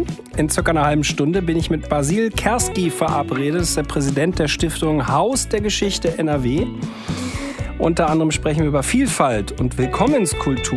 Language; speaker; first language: German; native; German